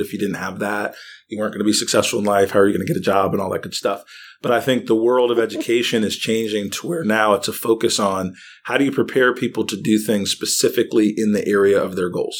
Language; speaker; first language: English; native; English